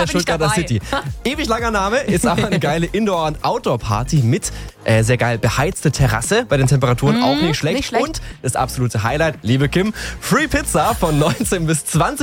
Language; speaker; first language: German; native; German